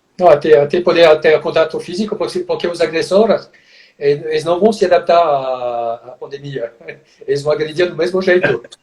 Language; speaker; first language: Portuguese; non-native, fluent; French